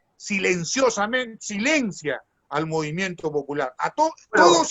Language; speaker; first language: Spanish; native; Spanish